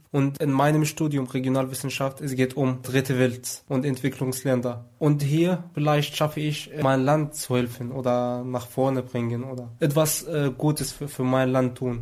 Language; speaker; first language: German; non-native, fluent; Arabic